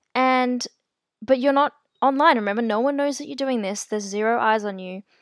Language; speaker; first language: English; native; English